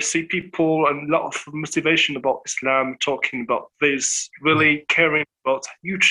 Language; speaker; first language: English; non-native, fluent; Arabic